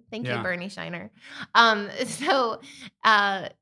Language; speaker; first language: English; native; English